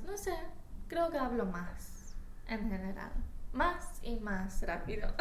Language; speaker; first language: Spanish; non-native, fluent; Polish